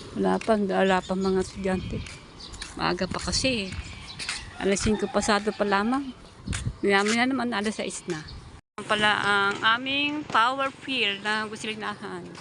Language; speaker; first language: Filipino; native; Filipino